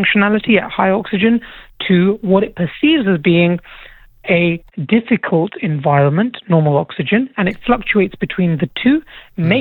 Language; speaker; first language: English; native; English